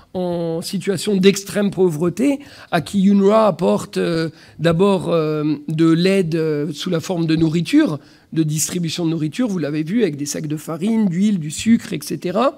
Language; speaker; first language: French; native; French